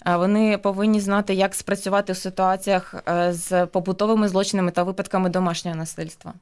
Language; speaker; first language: Ukrainian; native; Ukrainian